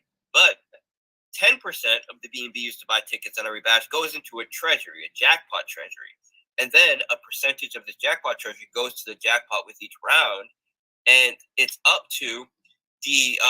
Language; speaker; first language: English; native; English